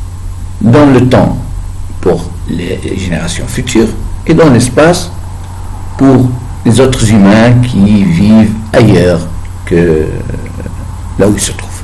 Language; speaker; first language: French; non-native, fluent; Arabic